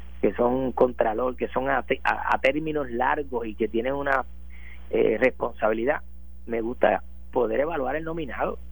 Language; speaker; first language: Spanish; native; Spanish